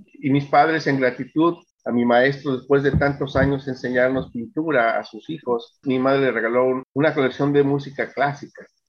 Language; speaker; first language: Spanish; native; Spanish